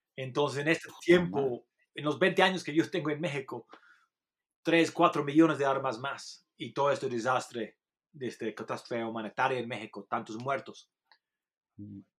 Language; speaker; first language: Spanish; non-native, fluent; English